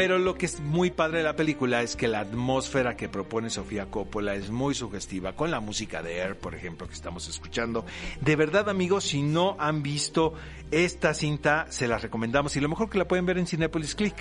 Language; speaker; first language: Spanish; native; Spanish